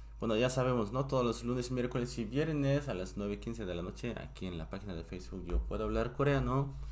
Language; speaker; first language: Spanish; non-native, fluent; Korean